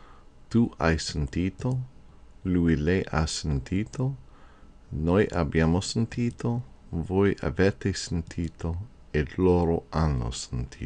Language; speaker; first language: Italian; non-native, fluent; English